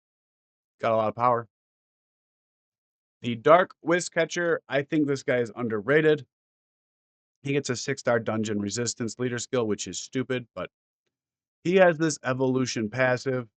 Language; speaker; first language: English; native; English